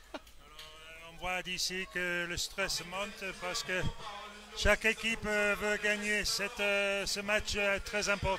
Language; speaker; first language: French; non-native, fluent; English